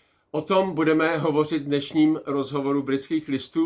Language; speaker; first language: Czech; native; Czech